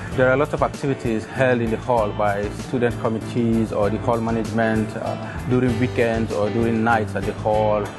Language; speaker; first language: English; non-native, local second language; Hausa